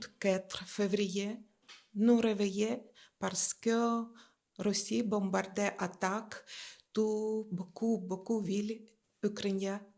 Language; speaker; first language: French; non-native, learner; Ukrainian